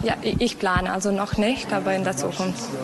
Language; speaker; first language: German; non-native, fluent; Serbian